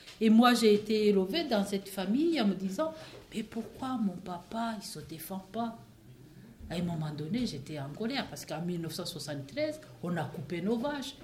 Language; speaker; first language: French; non-native, local second language; Kinyarwanda